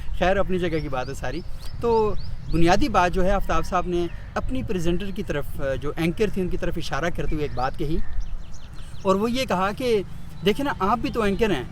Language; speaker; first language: Urdu; non-native, local second language; Northern Hindko